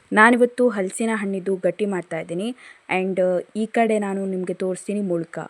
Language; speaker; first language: Kannada; non-native, local second language; Tulu